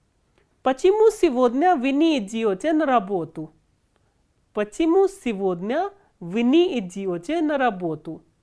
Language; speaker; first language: Russian; non-native, fluent; Hindi